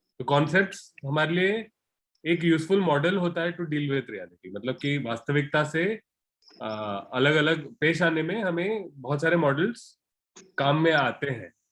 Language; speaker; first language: Hindi; non-native, local second language; Marathi